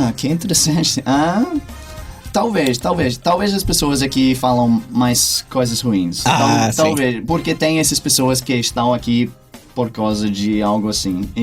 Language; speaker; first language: Portuguese; non-native, fluent; English